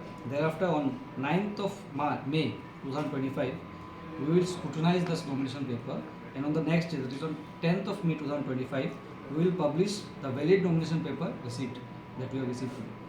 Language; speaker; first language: English; non-native, local second language; Bangla